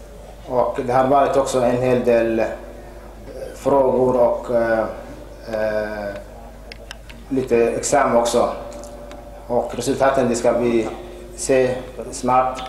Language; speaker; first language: Swedish; non-native, fluent; Arabic